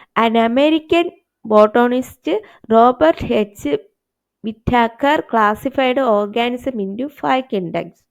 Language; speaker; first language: English; non-native, local second language; Malayalam